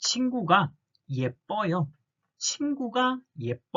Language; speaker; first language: Korean; non-native, fluent; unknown